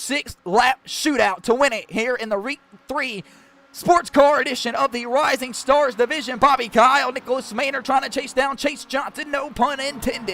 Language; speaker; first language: English; native; English